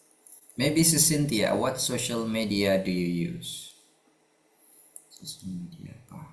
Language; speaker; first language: English; non-native, fluent; Indonesian